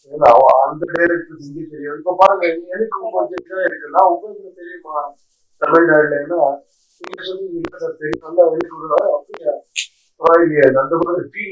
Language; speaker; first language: Tamil; non-native, learner; Kannada